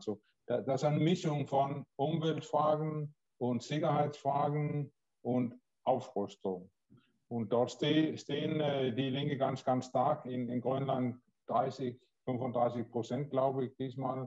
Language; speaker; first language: German; non-native, learner; Danish